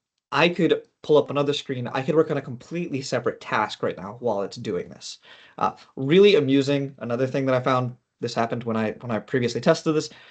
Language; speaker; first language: English; native; English